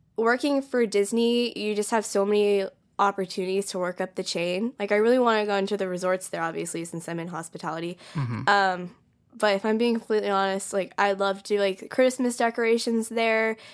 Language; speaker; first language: English; native; English